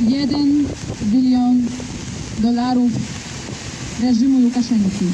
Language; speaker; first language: Polish; non-native, fluent; Belarusian